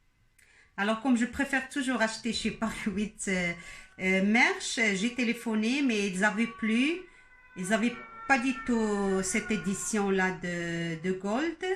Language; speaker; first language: French; non-native, local second language; Arabic